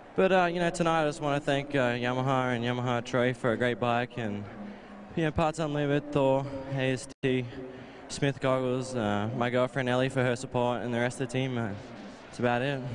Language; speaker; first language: English; native; English